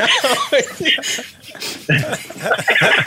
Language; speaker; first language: English; native; English